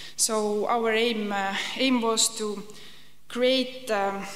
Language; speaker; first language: English; non-native, fluent; Estonian